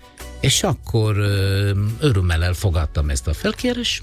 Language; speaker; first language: Hungarian; non-native, learner; Italian